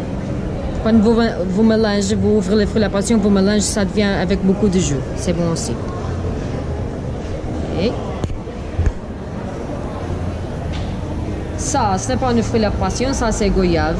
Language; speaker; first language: French; non-native, learner; Portuguese